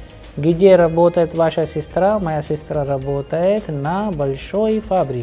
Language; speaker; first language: Russian; non-native, fluent; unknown